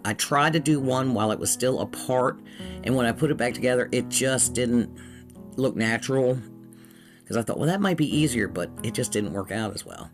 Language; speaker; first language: English; native; English